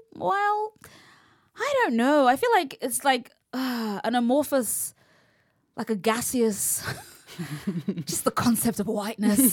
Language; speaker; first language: English; native; English